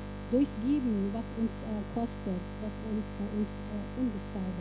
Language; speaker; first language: German; non-native, fluent; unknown